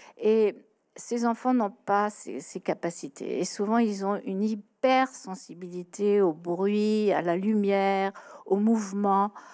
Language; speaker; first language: French; native; French